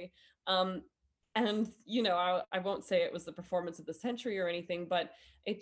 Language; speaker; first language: English; native; English